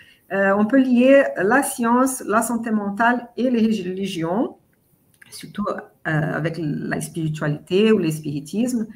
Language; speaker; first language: French; non-native, fluent; Portuguese